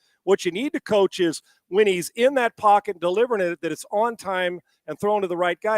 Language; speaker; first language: English; native; English